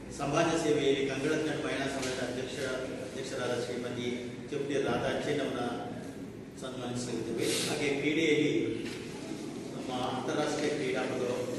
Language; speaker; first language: Kannada; non-native, local second language; Kodava